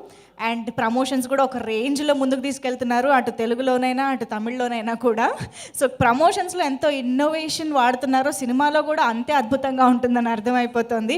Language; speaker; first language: Telugu; native; Telugu